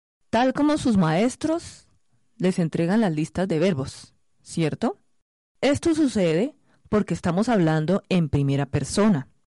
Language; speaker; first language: Spanish; native; Spanish